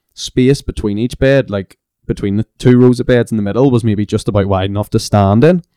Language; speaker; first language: English; native; English